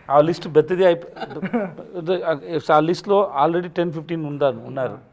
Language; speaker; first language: Telugu; non-native, learner; Tamil